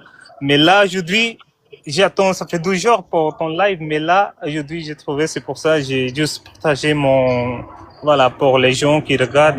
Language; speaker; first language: French; non-native, learner; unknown